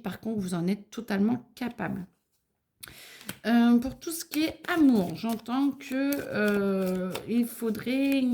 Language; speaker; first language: French; native; French